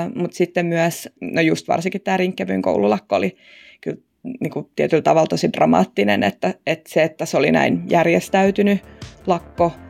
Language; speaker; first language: Finnish; native; Finnish